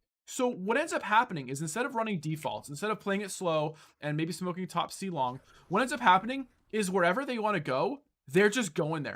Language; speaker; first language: English; native; English